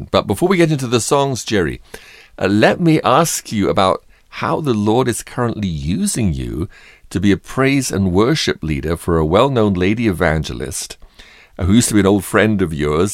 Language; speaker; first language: English; native; English